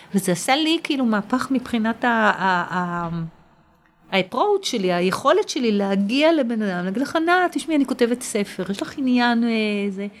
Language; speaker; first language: Hebrew; native; Hebrew